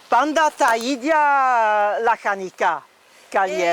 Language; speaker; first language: Greek; non-native, learner; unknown